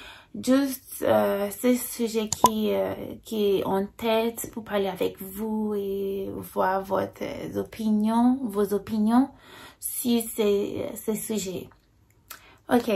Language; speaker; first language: French; non-native, fluent; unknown